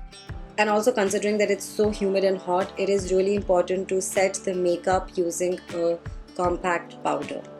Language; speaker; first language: English; non-native, local second language; Hindi